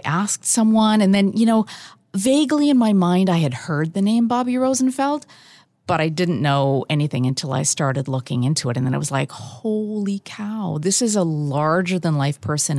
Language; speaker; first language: English; native; English